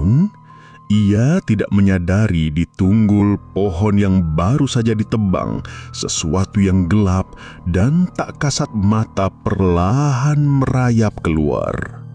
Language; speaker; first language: Indonesian; native; Indonesian